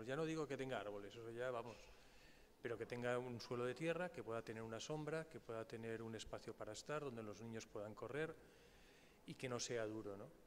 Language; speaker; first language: Spanish; native; Spanish